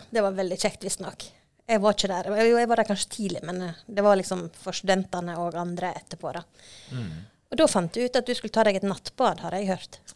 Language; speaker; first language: Norwegian; native; Norwegian